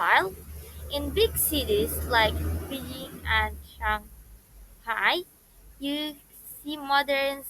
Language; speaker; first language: English; non-native, learner; Indonesian